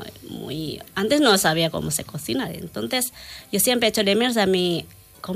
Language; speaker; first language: Spanish; non-native, learner; Indonesian